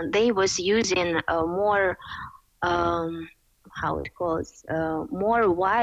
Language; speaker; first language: English; non-native, fluent; Ukrainian